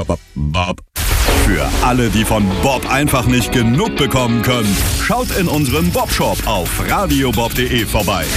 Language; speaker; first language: German; native; German